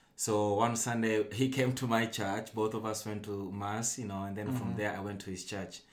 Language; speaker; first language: English; non-native, local second language; Luyia